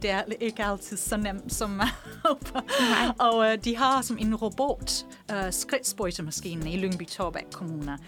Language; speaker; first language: Danish; non-native, fluent; English